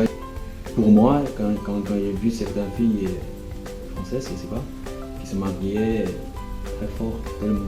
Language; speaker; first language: French; non-native, fluent; Chinese